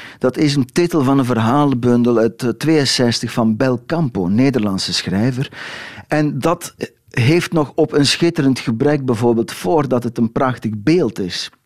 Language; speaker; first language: Dutch; native; Dutch